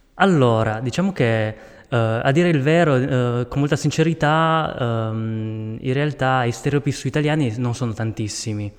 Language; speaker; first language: Italian; non-native, fluent; Chinese